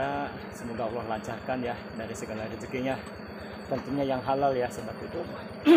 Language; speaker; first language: Indonesian; native; Indonesian